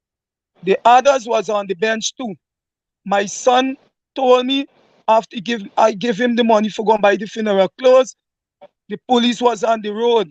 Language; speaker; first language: English; native; English